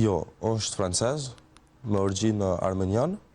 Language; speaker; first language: Albanian; early bilingual, heritage; Albanian